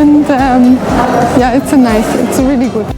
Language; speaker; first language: English; non-native, learner; German